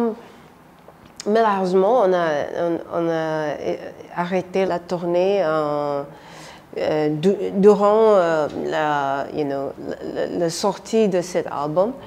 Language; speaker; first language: French; non-native, learner; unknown